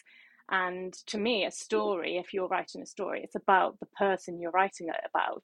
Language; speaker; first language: English; native; English